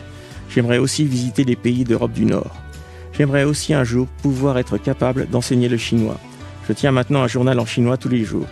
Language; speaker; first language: French; native; French